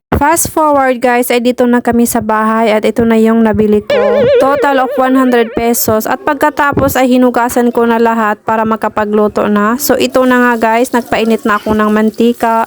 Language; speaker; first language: Filipino; non-native, local second language; Cebuano